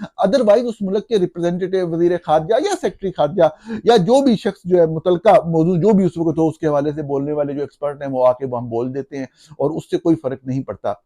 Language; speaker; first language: Urdu; native; Urdu